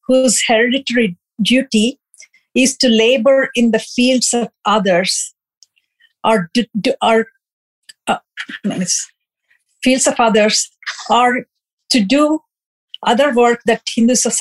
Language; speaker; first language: English; non-native, local second language; Telugu